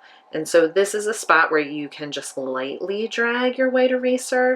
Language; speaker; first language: English; native; English